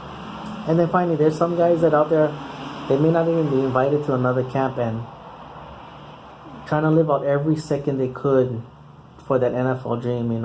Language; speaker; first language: English; native; English